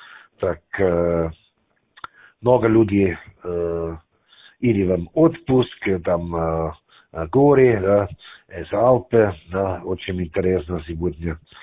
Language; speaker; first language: Russian; non-native, learner; German